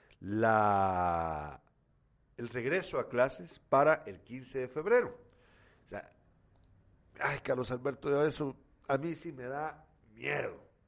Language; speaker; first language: Spanish; native; Spanish